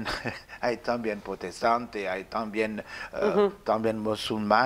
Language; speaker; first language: Spanish; non-native, learner; French